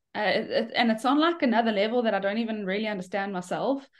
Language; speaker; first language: English; native; English